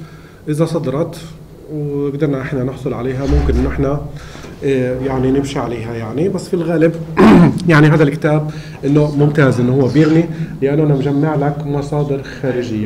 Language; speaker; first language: Arabic; native; Arabic